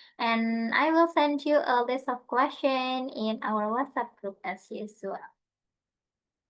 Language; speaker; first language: English; non-native, fluent; Indonesian